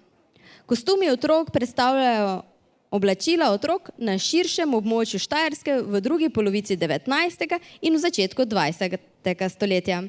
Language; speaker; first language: Slovenian; native; Slovenian